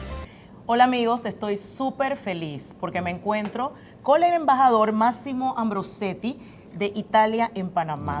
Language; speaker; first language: Spanish; native; Spanish